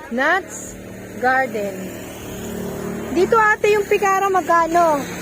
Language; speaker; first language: Filipino; non-native, local second language; Bikol